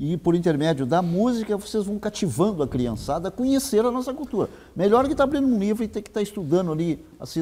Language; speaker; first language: Portuguese; native; Portuguese